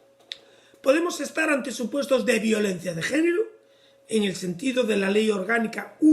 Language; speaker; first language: Spanish; native; Spanish